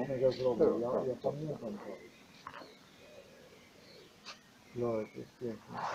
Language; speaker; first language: Polish; non-native, learner; Croatian